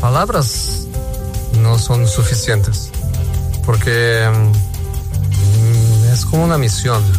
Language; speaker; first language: Spanish; non-native, fluent; Portuguese